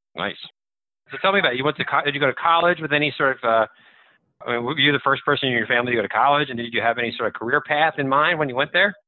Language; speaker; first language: English; native; English